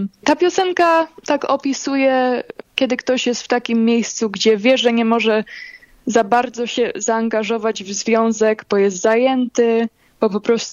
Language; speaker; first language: Polish; early bilingual, heritage; Polish